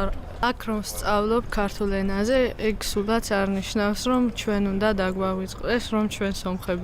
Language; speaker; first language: Georgian; non-native, local second language; Armenian